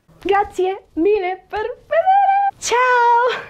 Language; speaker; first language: Italian; non-native, learner; Spanish